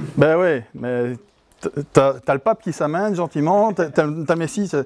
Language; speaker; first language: French; native; French